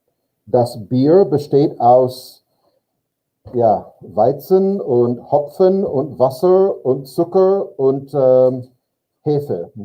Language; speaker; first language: German; non-native, fluent; English